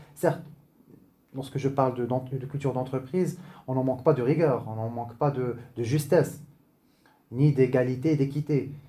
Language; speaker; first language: French; non-native, local second language; Arabic